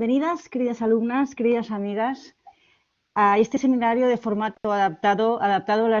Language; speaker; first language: Spanish; native; Spanish